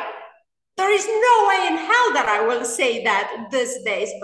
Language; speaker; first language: English; non-native, fluent; Romanian